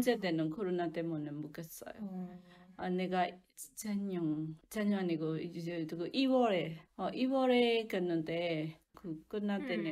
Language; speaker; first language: Korean; non-native, learner; Burmese